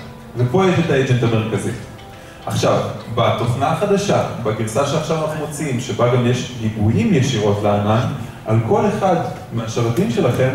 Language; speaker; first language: Hebrew; native; Hebrew